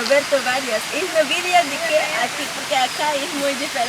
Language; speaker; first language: Spanish; non-native, learner; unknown